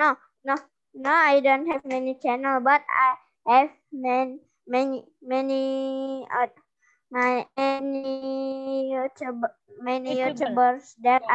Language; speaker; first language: English; non-native, learner; Indonesian